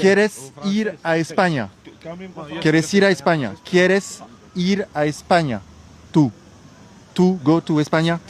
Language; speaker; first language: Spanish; non-native, learner; French